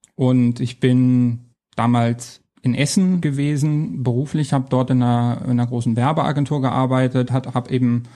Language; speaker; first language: German; native; German